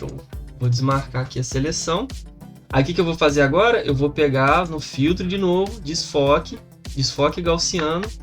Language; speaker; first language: Portuguese; native; Portuguese